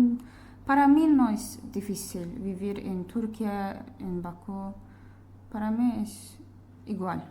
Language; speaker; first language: Spanish; non-native, learner; Azerbaijani